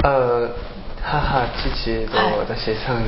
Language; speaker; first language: Japanese; non-native, learner; Chinese